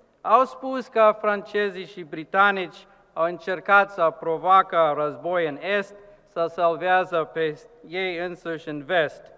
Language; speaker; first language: Romanian; non-native, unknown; English